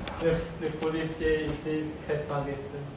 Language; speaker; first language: French; non-native, learner; Khmer